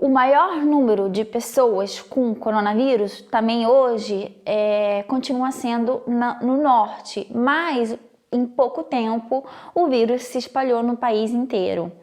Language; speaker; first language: Portuguese; non-native, fluent; Italian